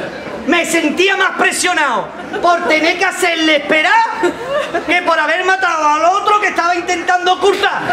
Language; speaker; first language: Spanish; native; Spanish